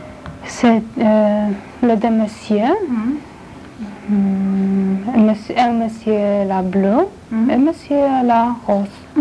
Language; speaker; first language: French; non-native, learner; Polish